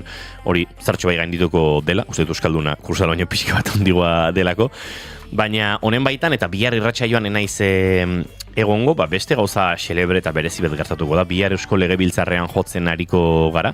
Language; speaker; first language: Basque; native; Basque